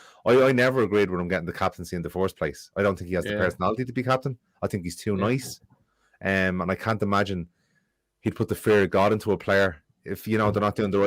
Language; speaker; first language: English; native; English